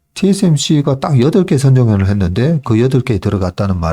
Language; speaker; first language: Korean; native; Korean